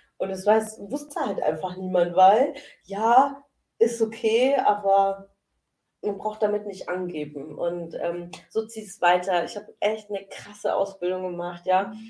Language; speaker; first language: German; early bilingual, other home language; Italian